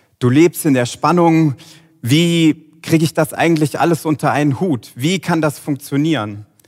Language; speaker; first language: German; native; German